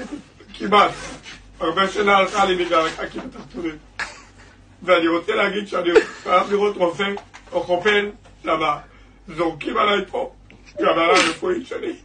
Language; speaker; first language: Hebrew; native; Hebrew